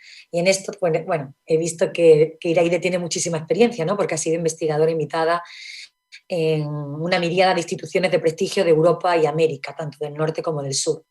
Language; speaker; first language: Spanish; native; Spanish